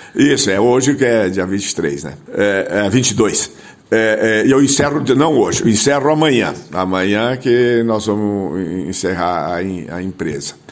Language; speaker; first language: Portuguese; non-native, local second language; German